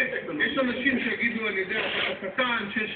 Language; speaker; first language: Hebrew; native; Hebrew